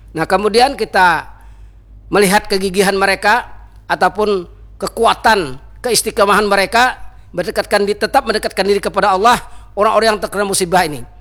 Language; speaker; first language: Malay; non-native, local second language; Banjar